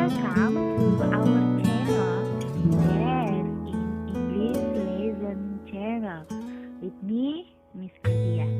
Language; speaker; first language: English; non-native, fluent; Indonesian